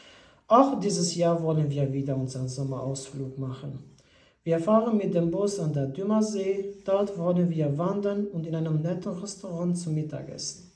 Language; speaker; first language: German; non-native, fluent; Albanian